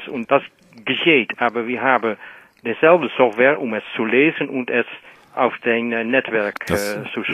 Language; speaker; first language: German; non-native, learner; Dutch